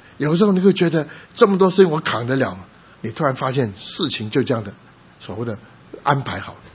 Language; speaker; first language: Chinese; non-native, local second language; Cantonese